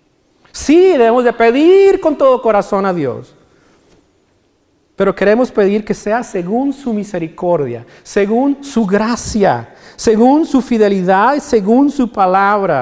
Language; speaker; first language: Spanish; native; Spanish